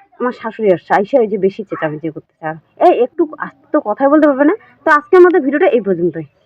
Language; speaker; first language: Bangla; non-native, local second language; Rangpuri